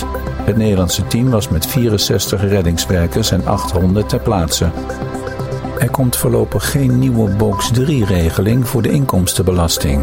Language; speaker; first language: Dutch; native; Dutch